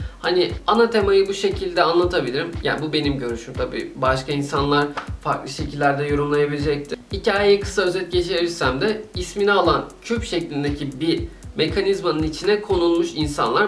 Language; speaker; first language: Turkish; native; Turkish